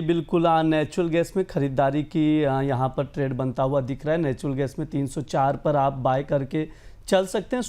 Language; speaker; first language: Hindi; native; Hindi